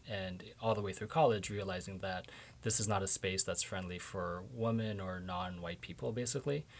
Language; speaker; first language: English; native; English